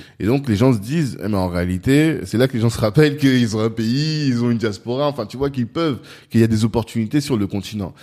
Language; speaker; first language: French; non-native, local second language; Sango